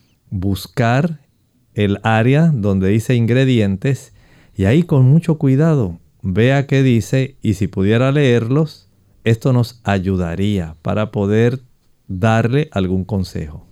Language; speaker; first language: Spanish; native; Spanish